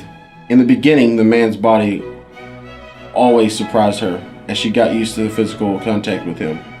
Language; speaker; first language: English; native; English